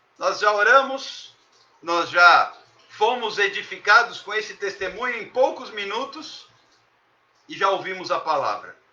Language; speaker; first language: Portuguese; native; Portuguese